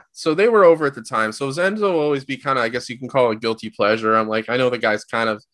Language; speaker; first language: English; native; English